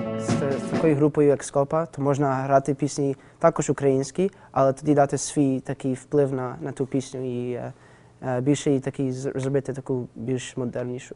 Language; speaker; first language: Ukrainian; early bilingual, heritage; Ukrainian